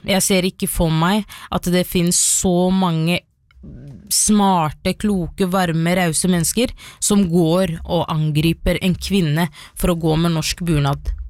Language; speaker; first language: Norwegian; early bilingual, other home language; Somali